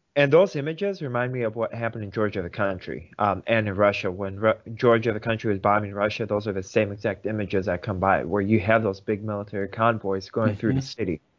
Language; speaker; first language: English; early bilingual, other home language; Russian